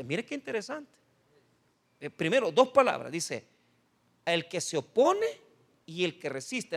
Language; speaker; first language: Spanish; native; Spanish